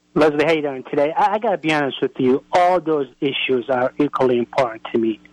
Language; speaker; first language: English; non-native, fluent; Somali